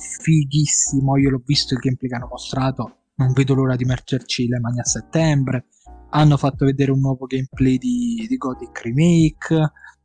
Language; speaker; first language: Italian; native; Italian